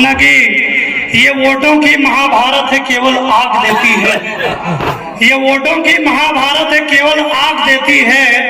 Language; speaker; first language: Hindi; native; Hindi